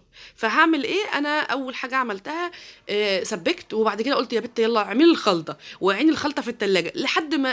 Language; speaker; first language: Arabic; native; Arabic